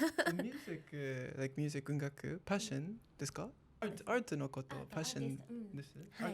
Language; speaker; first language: Japanese; non-native, learner; English